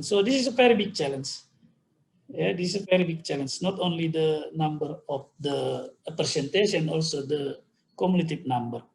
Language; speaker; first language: English; non-native, fluent; Indonesian